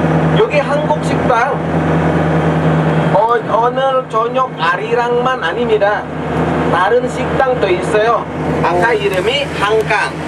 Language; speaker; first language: Korean; non-native, learner; Indonesian